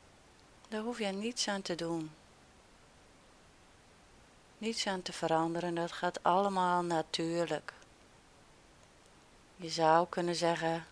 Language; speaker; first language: Dutch; native; Dutch